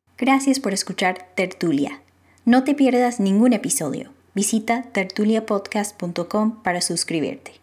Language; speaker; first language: Spanish; non-native, fluent; English